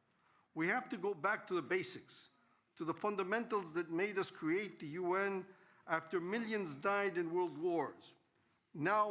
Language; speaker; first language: English; non-native, fluent; Spanish